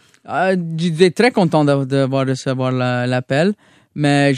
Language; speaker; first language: French; non-native, local second language; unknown